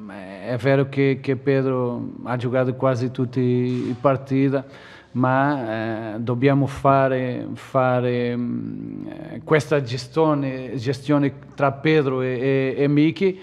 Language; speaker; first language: Italian; non-native, fluent; Portuguese